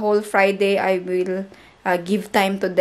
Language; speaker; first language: English; non-native, learner; Filipino